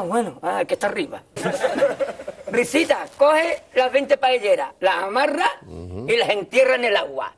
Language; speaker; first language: Spanish; native; Spanish